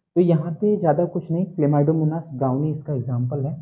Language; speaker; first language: Hindi; native; Hindi